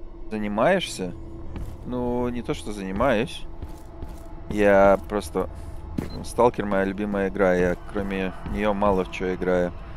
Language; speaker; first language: Russian; early bilingual, heritage; Russian